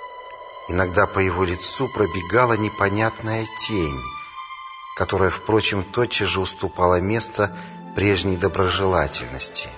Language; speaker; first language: Russian; native; Russian